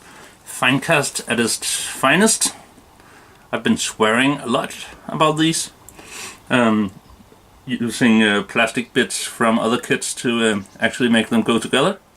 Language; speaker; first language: English; non-native, fluent; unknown